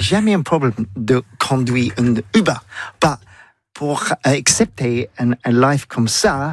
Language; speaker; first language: French; non-native, learner; English